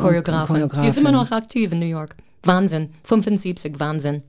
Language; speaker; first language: German; non-native, fluent; English